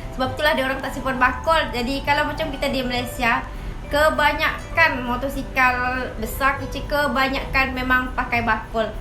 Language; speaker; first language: Malay; native; Malay